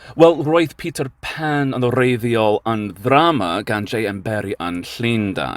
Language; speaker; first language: Welsh; non-native, learner; English